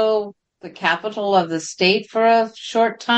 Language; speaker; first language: English; native; English